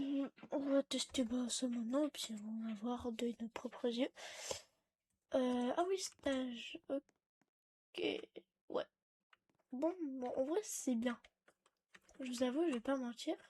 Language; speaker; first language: French; native; French